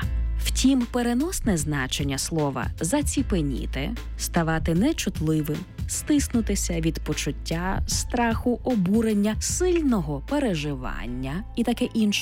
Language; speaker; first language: Ukrainian; native; Ukrainian